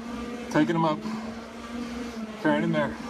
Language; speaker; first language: English; native; English